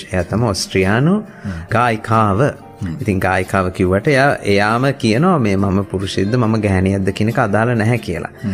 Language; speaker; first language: Sinhala; non-native, local second language; Tamil